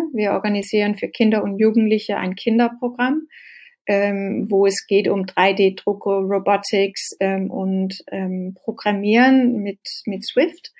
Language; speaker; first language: German; non-native, fluent; Danish